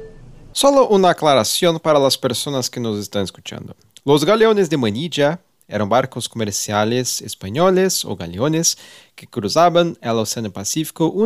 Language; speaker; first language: Spanish; non-native, learner; Portuguese